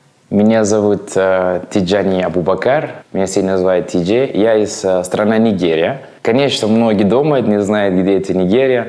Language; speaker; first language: Russian; non-native, fluent; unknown